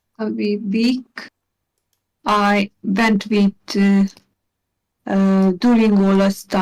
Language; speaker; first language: English; non-native, learner; Hungarian